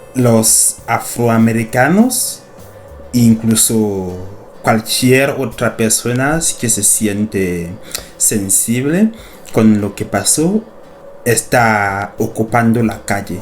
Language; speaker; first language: Spanish; non-native, fluent; French